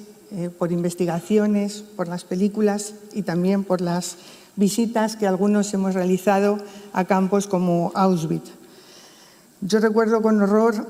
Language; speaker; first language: Spanish; native; Spanish